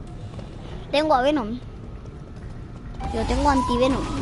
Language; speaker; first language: Spanish; native; Spanish